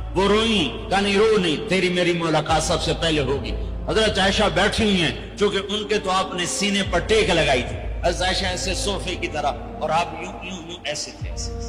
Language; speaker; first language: Urdu; non-native, local second language; Punjabi